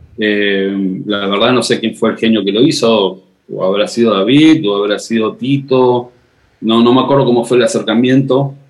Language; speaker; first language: Spanish; native; Spanish